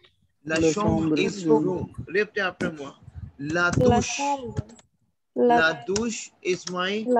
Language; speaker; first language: French; non-native, learner; Hindi